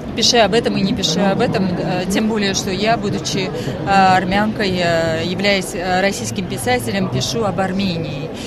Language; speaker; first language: Russian; non-native, local second language; Armenian